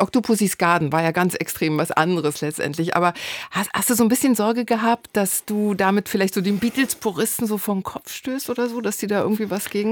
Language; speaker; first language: German; native; German